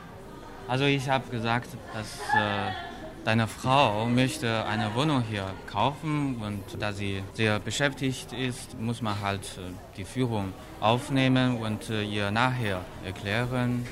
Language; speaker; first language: German; non-native, fluent; Chinese